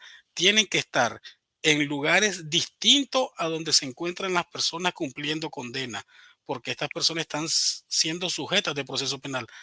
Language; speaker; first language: Spanish; native; Spanish